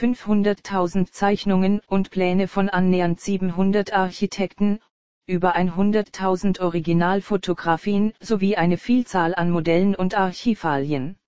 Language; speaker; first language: German; native; German